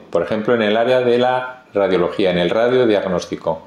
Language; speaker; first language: Spanish; native; Spanish